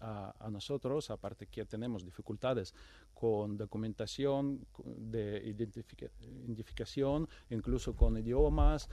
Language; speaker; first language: Spanish; non-native, fluent; Ukrainian